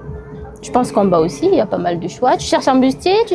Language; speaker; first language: French; native; French